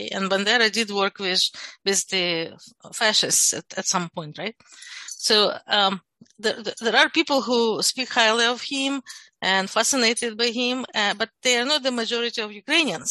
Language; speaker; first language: English; non-native, fluent; Russian